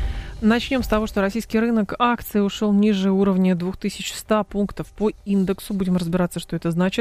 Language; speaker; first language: Russian; native; Russian